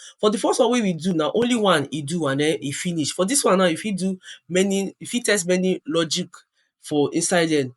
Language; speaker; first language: Nigerian Pidgin; non-native, local second language; Yoruba